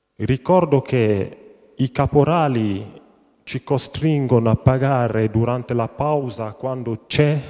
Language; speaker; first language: Italian; non-native, fluent; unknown